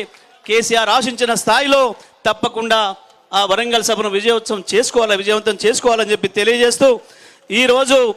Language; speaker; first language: Telugu; native; Telugu